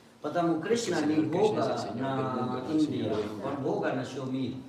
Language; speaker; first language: Russian; non-native, learner; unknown